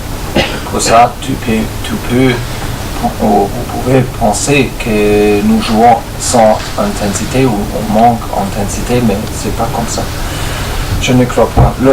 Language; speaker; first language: French; non-native, fluent; German